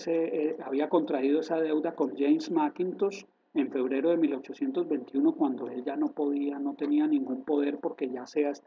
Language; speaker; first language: Spanish; native; Spanish